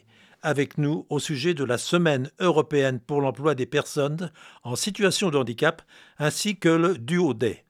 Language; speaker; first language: French; native; French